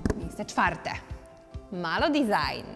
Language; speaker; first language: Polish; native; Polish